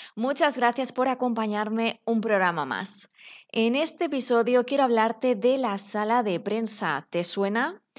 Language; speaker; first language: Spanish; native; Spanish